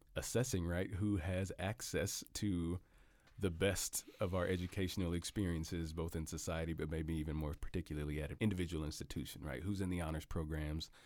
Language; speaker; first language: English; native; English